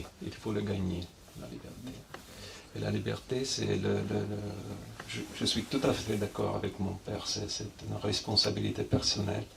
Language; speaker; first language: French; non-native, fluent; Russian